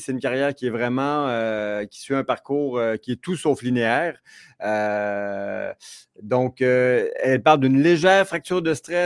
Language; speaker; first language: French; native; French